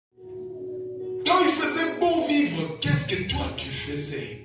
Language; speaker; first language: French; non-native, local second language; Lingala